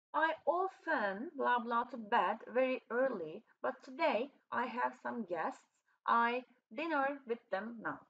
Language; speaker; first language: English; non-native, fluent; Turkish